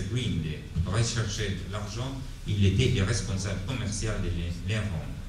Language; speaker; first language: French; non-native, fluent; Italian